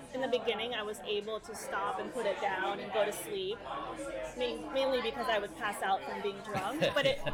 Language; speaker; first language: English; early bilingual, other home language; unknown